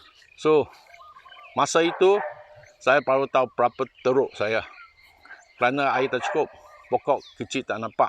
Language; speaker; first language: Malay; non-native, local second language; Chinese